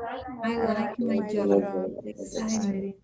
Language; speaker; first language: English; non-native, learner; Portuguese